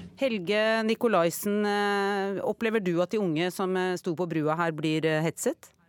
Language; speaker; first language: Norwegian; native; Norwegian